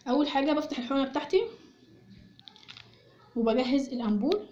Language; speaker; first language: Arabic; native; Arabic